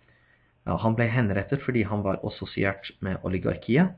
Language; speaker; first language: Norwegian; non-native, fluent; English